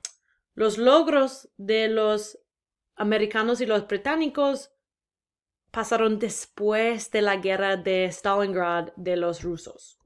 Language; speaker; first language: Spanish; non-native, fluent; English